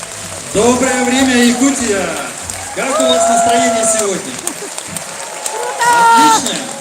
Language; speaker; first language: Russian; native; Russian